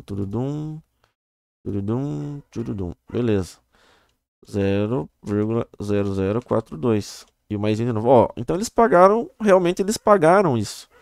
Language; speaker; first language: Portuguese; native; Portuguese